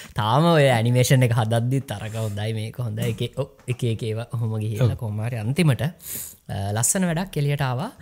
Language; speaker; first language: Sinhala; native; Sinhala